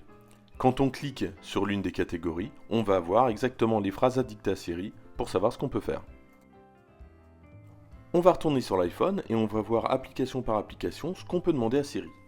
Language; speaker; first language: French; native; French